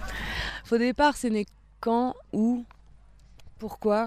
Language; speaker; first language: French; native; French